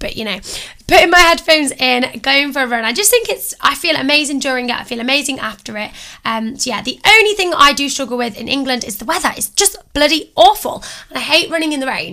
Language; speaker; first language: English; native; English